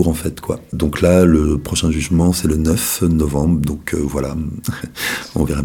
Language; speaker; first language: French; native; French